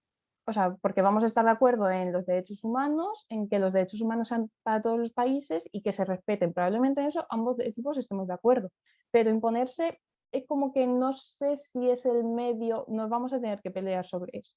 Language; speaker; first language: Spanish; native; Spanish